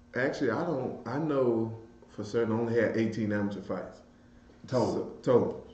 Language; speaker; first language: English; native; English